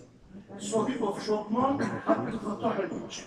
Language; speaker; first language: Russian; non-native, learner; Tajik